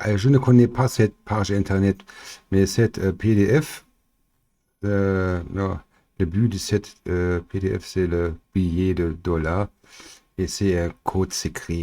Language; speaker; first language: French; non-native, learner; German